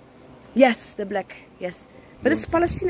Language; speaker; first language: English; non-native, fluent; Dutch